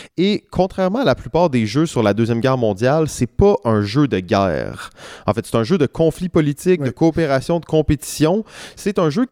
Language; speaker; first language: French; native; French